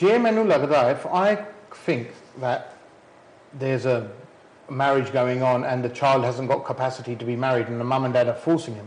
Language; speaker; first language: English; early bilingual, other home language; Punjabi